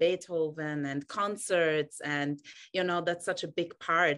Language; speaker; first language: English; non-native, fluent; German